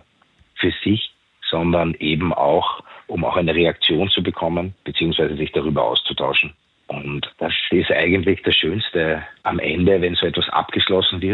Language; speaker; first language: German; native; German